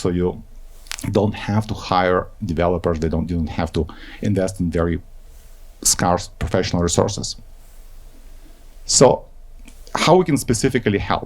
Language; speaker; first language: English; non-native, fluent; Ukrainian